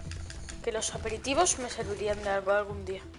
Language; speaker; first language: Spanish; native; Spanish